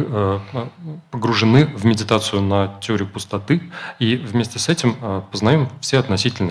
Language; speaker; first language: Russian; native; Russian